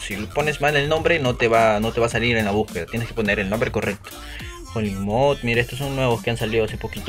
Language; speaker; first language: Spanish; native; Spanish